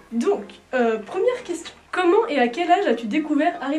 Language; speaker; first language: French; native; French